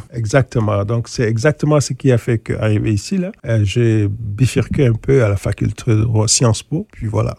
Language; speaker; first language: French; non-native, local second language; Wolof